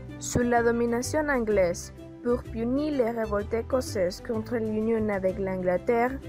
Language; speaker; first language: French; non-native, learner; Spanish